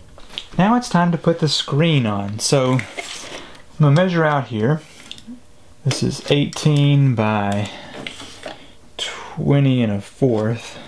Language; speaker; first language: English; native; English